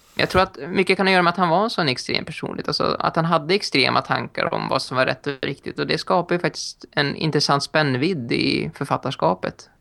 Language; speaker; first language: Swedish; native; Swedish